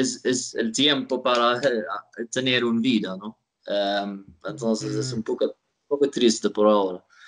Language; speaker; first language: Spanish; non-native, learner; Swedish